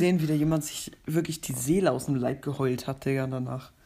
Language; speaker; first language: German; native; German